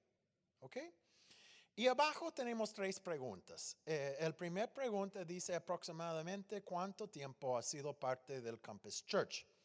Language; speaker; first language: Spanish; non-native, fluent; English